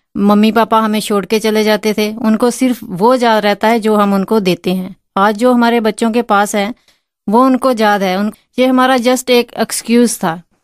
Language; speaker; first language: Hindi; non-native, local second language; Punjabi